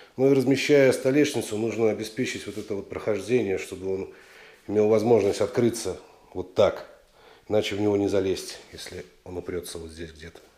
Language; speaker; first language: Russian; native; Russian